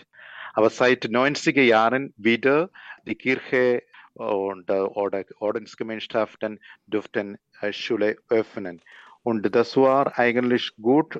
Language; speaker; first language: German; non-native, learner; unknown